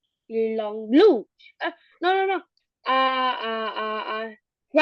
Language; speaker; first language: English; non-native, learner; Thai